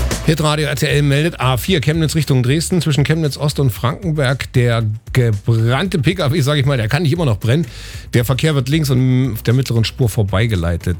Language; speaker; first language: German; native; German